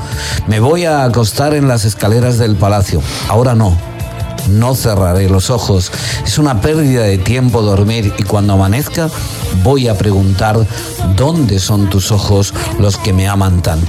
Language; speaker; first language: Spanish; native; Spanish